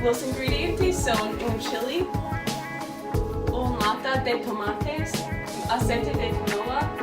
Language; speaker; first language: Spanish; non-native, learner; English